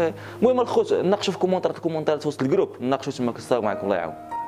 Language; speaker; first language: Arabic; native; Arabic